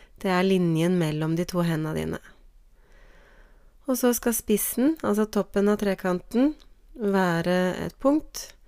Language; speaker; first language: Norwegian; native; Norwegian